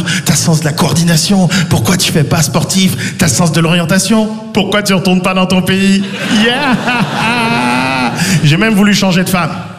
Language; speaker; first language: French; native; French